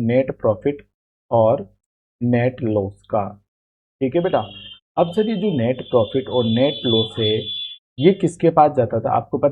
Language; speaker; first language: Hindi; native; Hindi